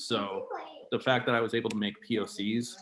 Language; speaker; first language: English; native; English